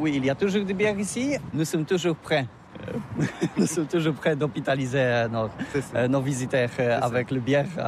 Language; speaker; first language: French; non-native, fluent; Polish